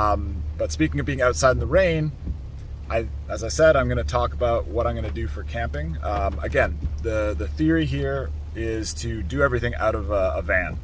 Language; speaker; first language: English; native; English